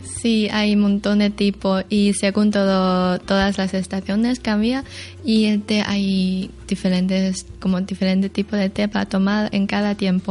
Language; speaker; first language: Spanish; non-native, learner; Chinese